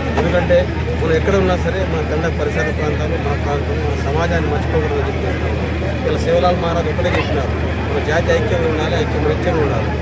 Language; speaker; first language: Telugu; non-native, local second language; Lambadi